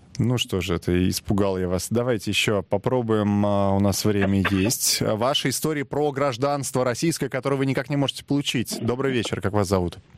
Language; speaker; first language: Russian; native; Russian